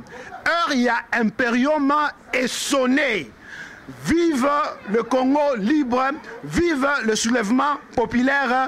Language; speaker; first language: French; non-native, local second language; Lingala